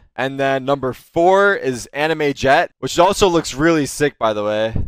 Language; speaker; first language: English; early bilingual, heritage; Turkish